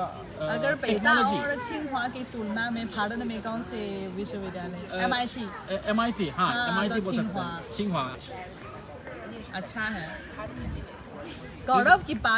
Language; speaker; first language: Hindi; non-native, fluent; Chinese